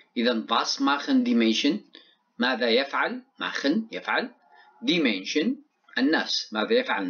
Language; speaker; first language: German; non-native, fluent; Arabic